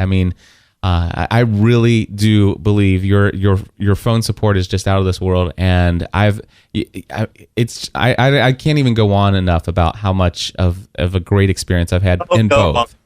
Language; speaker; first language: English; native; English